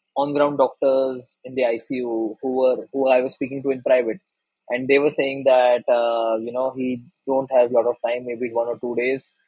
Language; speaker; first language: English; non-native, local second language; Hindi